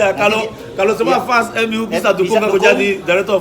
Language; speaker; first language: Indonesian; non-native, fluent; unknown